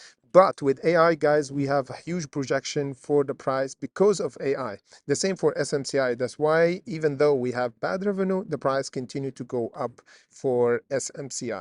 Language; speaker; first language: English; non-native, fluent; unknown